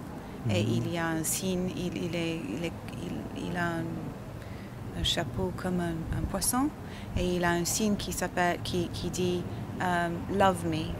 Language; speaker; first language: French; non-native, learner; English